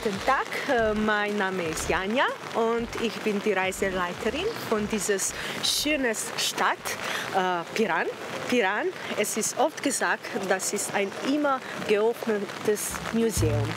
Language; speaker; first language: German; non-native, learner; Slovenian